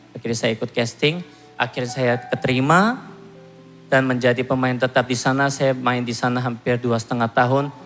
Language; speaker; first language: Indonesian; non-native, fluent; Korean